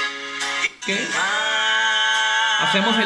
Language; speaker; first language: Spanish; native; Spanish